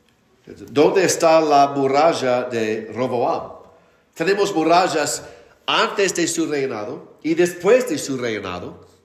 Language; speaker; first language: Spanish; non-native, fluent; English